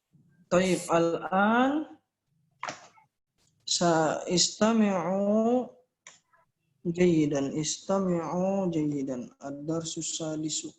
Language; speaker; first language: Arabic; non-native, fluent; Indonesian